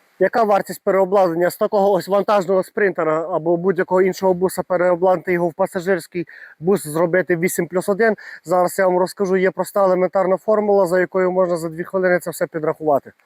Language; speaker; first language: Ukrainian; native; Ukrainian